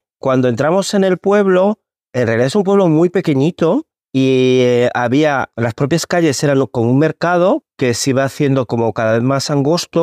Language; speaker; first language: Spanish; native; Spanish